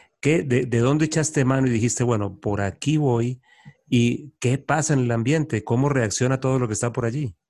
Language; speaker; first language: Spanish; native; Spanish